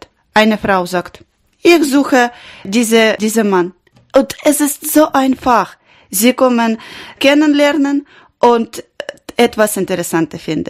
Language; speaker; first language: German; non-native, learner; Ukrainian